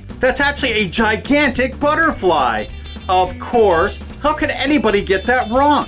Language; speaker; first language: English; native; English